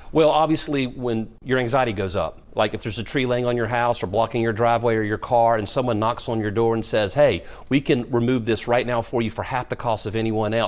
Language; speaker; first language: English; native; English